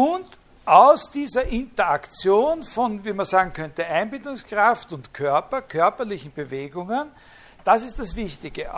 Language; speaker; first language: German; native; German